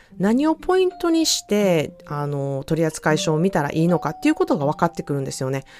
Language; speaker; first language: Japanese; native; Japanese